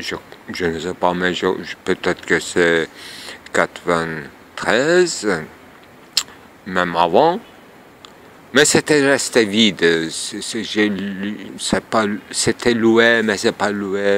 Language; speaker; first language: French; non-native, fluent; Turkish